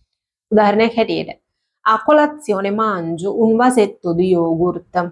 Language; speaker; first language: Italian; non-native, fluent; Sinhala